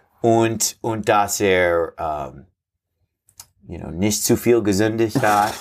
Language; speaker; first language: German; non-native, fluent; English